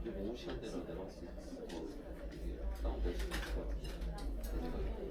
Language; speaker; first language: Korean; native; Korean